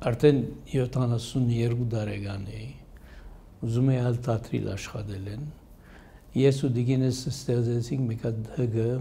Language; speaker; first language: Armenian; early bilingual, heritage; Armenian